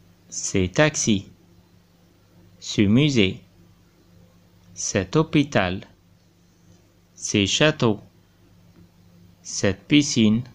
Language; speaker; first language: French; non-native, fluent; Arabic